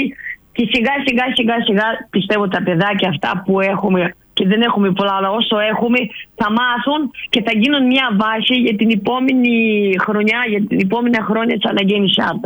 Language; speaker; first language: Greek; non-native, learner; Russian